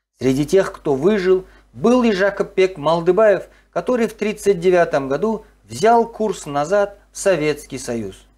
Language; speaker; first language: Russian; non-native, local second language; Kazakh